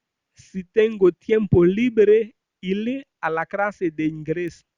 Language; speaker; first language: Spanish; non-native, fluent; Haitian Creole